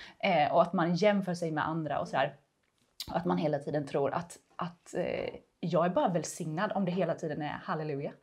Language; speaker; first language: Swedish; native; Swedish